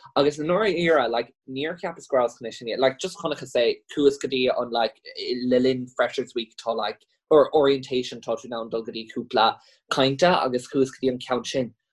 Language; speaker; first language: Irish; non-native, local second language; English